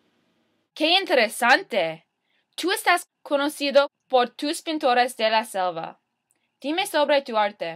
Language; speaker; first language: Spanish; non-native, learner; English